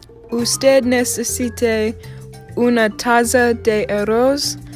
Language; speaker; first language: Spanish; non-native, learner; English